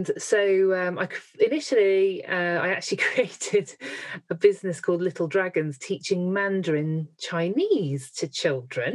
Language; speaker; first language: English; native; English